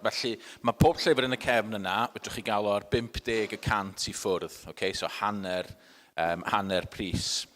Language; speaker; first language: Welsh; native; Welsh